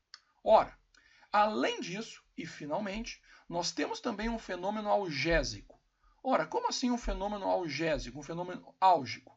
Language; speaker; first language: Portuguese; native; Portuguese